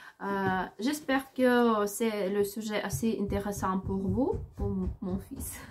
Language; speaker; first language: French; non-native, learner; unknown